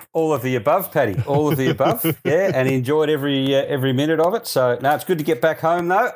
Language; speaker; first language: English; native; English